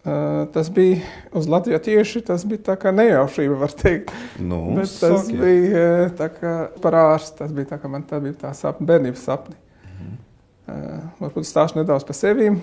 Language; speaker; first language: Latvian; non-native, fluent; Arabic